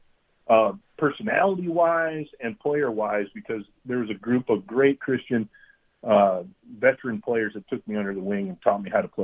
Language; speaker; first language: English; native; English